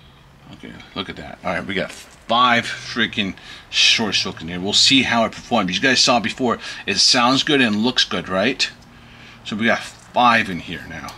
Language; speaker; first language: English; native; English